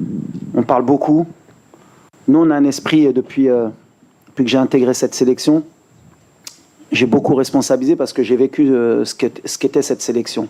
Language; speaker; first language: French; native; French